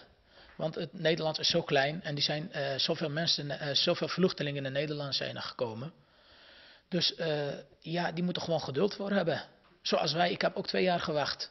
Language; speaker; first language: Dutch; non-native, fluent; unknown